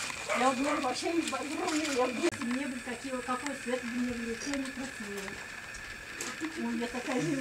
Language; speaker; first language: Russian; non-native, local second language; Bashkir